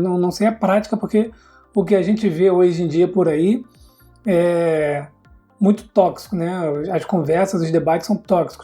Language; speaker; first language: Portuguese; native; Portuguese